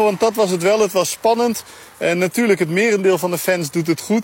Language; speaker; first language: Dutch; native; Dutch